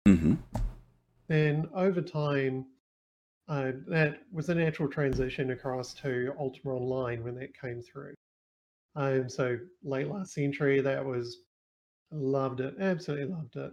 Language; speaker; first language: English; native; English